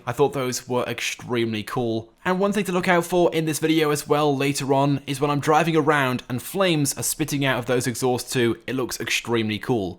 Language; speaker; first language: English; native; English